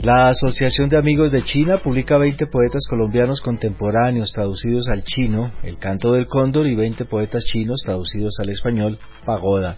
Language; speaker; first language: Spanish; native; Spanish